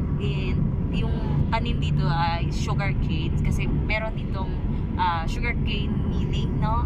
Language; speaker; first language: Filipino; non-native, local second language; Hiligaynon